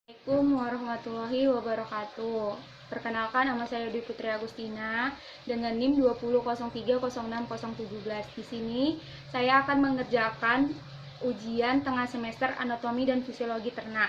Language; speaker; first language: Indonesian; native; Indonesian